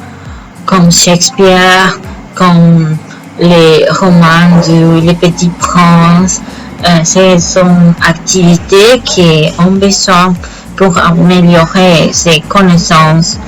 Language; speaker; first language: French; non-native, learner; Spanish